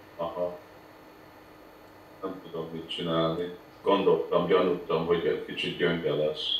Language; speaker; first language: Hungarian; early bilingual, heritage; Hungarian